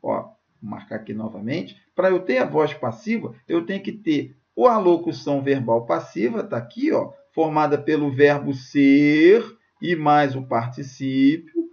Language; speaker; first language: Portuguese; native; Portuguese